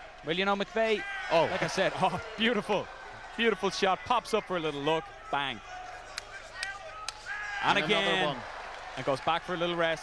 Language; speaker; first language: English; native; English